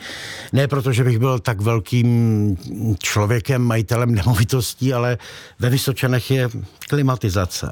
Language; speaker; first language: Czech; native; Czech